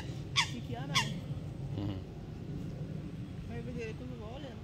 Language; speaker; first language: Italian; non-native, learner; Arabic